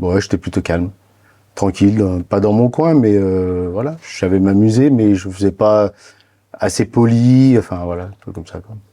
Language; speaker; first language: French; native; French